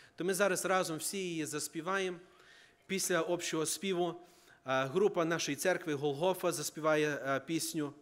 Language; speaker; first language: Ukrainian; early bilingual, heritage; Ukrainian